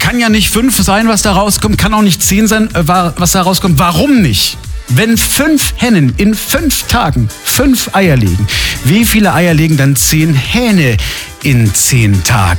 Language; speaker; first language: German; native; German